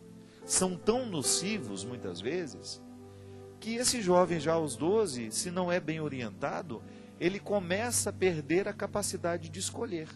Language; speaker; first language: Portuguese; native; Portuguese